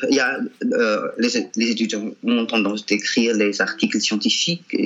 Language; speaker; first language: French; non-native, local second language; Malagasy